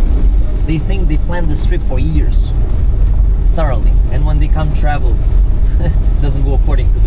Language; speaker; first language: English; non-native, local second language; Italian